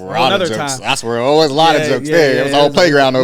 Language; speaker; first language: English; native; English